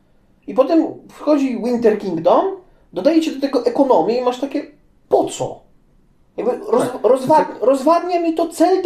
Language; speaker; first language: Polish; native; Polish